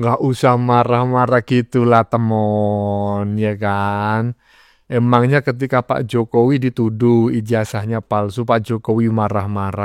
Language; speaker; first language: Indonesian; native; Indonesian